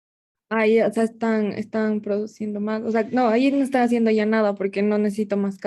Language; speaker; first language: Spanish; native; Spanish